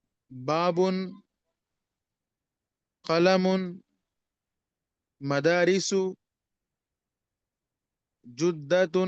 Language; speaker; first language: Arabic; non-native, learner; Urdu